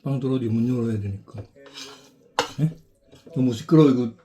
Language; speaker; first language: Korean; non-native, learner; Filipino